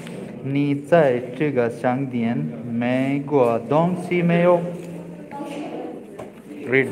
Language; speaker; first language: Chinese; non-native, learner; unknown